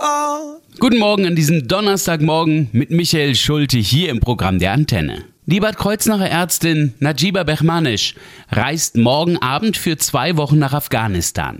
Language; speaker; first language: German; native; German